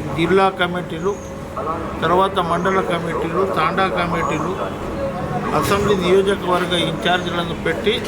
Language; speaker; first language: Telugu; non-native, local second language; Lambadi